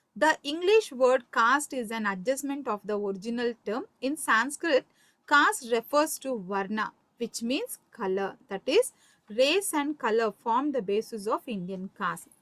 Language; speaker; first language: English; non-native, local second language; Kannada